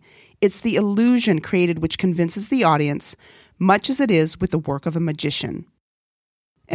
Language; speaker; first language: English; non-native, fluent; Korean